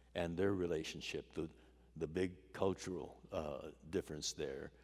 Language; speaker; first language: English; native; English